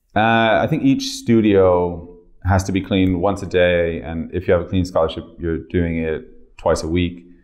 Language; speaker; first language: English; native; English